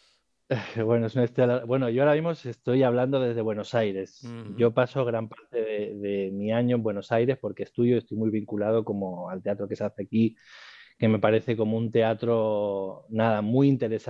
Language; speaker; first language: Spanish; native; Spanish